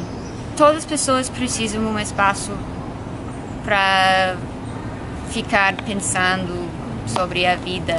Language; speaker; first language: Portuguese; non-native, fluent; English